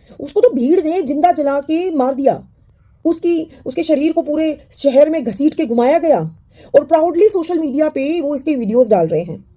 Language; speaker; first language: Hindi; native; Hindi